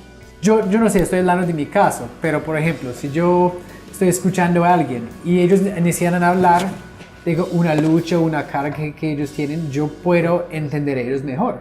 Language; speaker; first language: Spanish; non-native, fluent; English